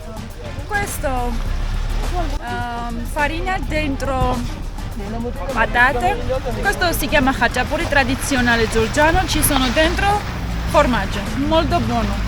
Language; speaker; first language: Italian; non-native, learner; Georgian